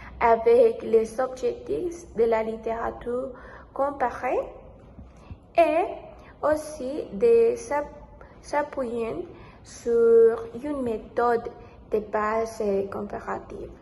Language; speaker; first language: French; non-native, learner; Spanish